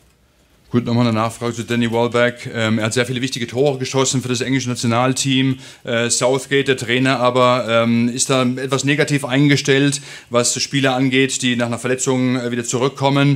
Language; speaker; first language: German; native; German